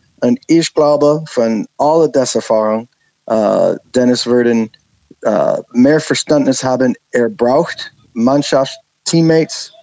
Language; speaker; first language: German; non-native, learner; English